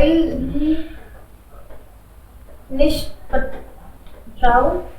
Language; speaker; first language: German; non-native, learner; Hindi